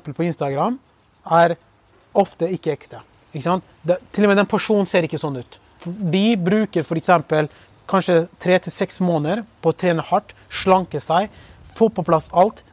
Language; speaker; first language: Norwegian; early bilingual, other home language; Kurdish